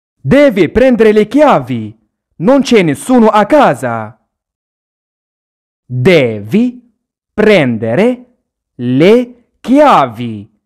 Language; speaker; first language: Italian; non-native, fluent; Arabic